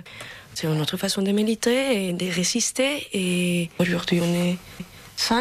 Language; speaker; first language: French; non-native, fluent; Spanish